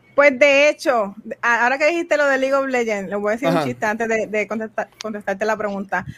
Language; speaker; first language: Spanish; native; Spanish